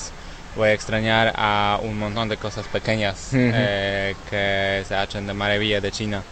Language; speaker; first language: Spanish; non-native, learner; Polish